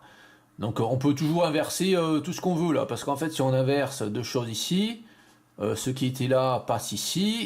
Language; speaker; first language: French; native; French